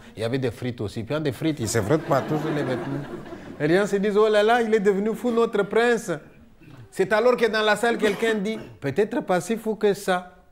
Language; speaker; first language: French; non-native, local second language; Luba-Lulua